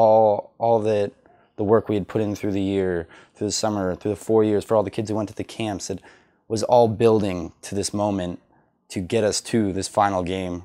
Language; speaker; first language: English; native; English